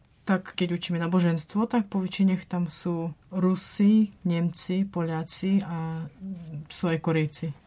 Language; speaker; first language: Slovak; non-native, fluent; Russian